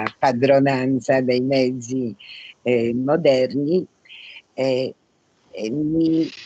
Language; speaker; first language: Italian; non-native, fluent; Polish